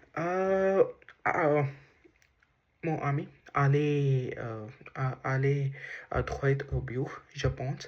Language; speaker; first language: French; non-native, learner; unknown